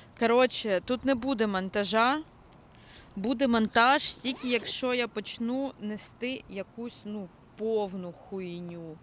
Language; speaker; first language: Ukrainian; non-native, local second language; Russian